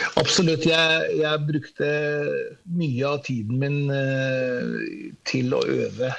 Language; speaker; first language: Norwegian; early bilingual, other home language; Persian